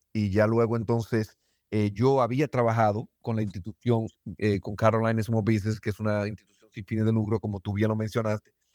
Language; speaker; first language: Spanish; native; Spanish